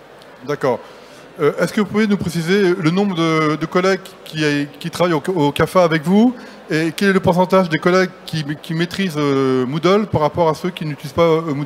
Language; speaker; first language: French; native; French